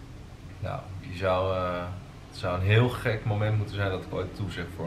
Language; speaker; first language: Dutch; native; Dutch